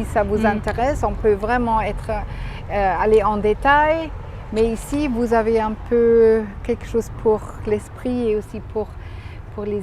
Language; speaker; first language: French; non-native, fluent; German